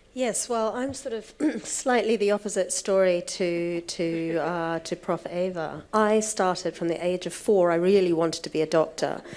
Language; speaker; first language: English; native; English